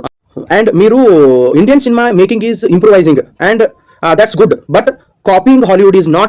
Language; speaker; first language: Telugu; non-native, learner; Kannada